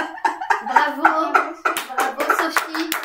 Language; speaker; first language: French; native; French